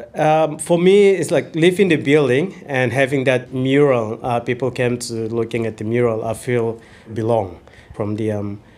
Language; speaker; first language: English; non-native, learner; Indonesian